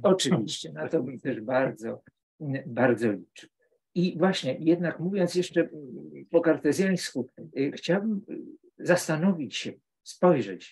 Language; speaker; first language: Polish; native; Polish